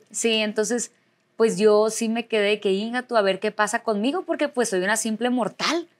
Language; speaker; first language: Spanish; native; Spanish